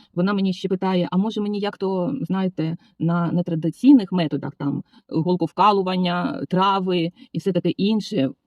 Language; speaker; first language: Ukrainian; native; Ukrainian